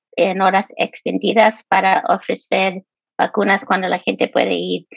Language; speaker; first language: Spanish; early bilingual, heritage; Spanish